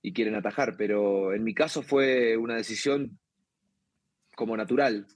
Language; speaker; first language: Spanish; native; Spanish